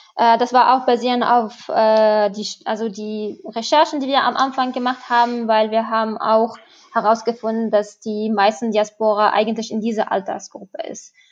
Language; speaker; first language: German; non-native, fluent; Arabic